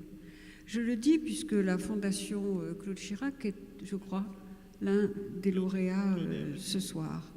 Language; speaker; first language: French; native; French